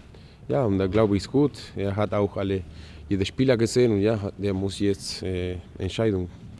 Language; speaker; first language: German; non-native, learner; Spanish